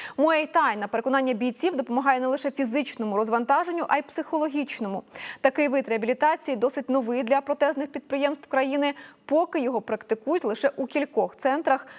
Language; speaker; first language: Ukrainian; native; Ukrainian